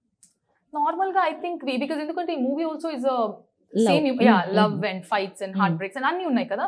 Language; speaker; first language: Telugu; non-native, learner; Kannada